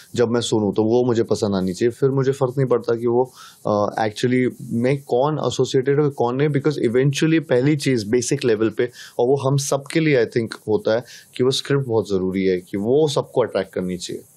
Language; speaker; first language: Hindi; native; Hindi